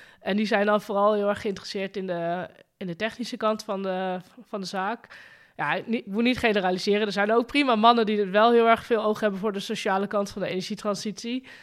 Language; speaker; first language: Dutch; native; Dutch